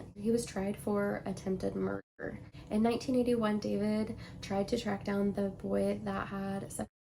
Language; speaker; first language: English; native; English